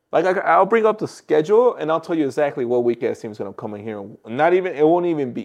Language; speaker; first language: English; early bilingual, other home language; Spanish